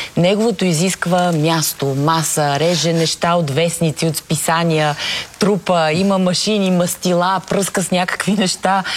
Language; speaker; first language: Bulgarian; native; Bulgarian